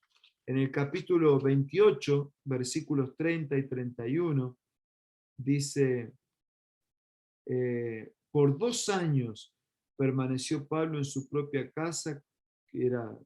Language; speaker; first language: Spanish; native; Spanish